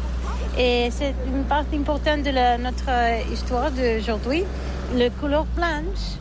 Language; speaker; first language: French; non-native, learner; Catalan